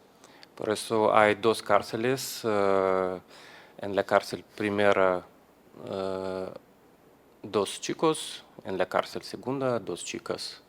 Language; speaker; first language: Spanish; non-native, learner; Russian